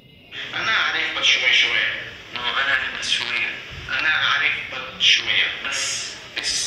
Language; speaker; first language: Arabic; non-native, learner; Somali